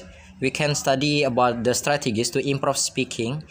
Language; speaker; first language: English; non-native, learner; Indonesian